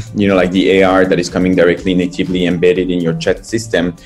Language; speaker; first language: English; non-native, fluent; French